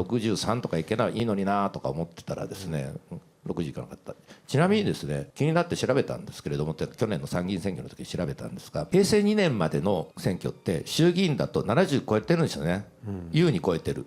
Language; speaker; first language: Japanese; native; Japanese